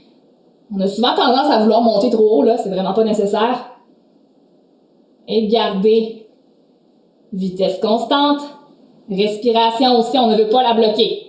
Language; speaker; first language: French; native; French